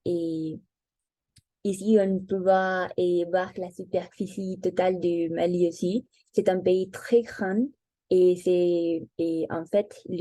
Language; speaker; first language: French; non-native, learner; Spanish